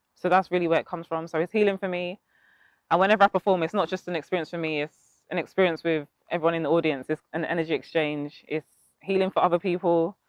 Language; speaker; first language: English; native; English